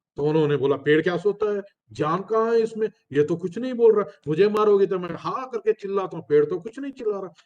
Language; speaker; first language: Hindi; non-native, local second language; Telugu